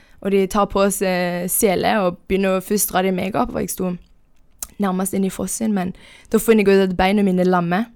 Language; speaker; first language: Norwegian; native; Norwegian